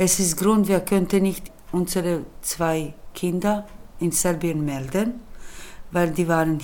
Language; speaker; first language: German; early bilingual, other home language; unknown